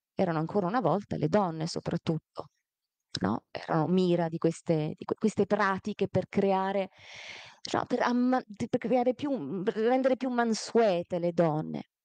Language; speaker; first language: Italian; early bilingual, other home language; Amharic